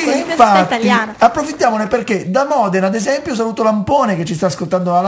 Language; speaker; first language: Italian; native; Italian